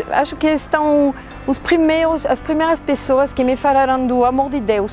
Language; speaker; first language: Portuguese; non-native, fluent; French